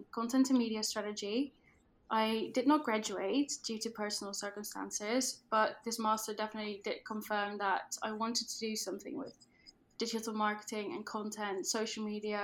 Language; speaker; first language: English; non-native, fluent; Dutch